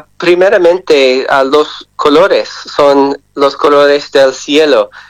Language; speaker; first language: Spanish; non-native, learner; English